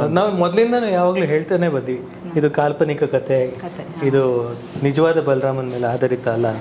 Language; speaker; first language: Kannada; native; Kannada